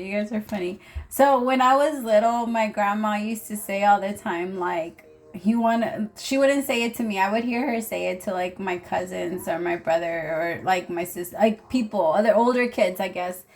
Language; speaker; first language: English; native; English